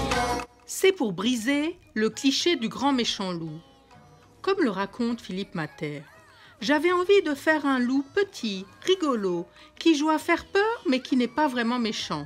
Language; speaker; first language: French; native; French